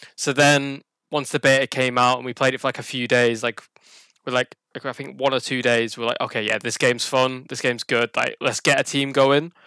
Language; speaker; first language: English; native; English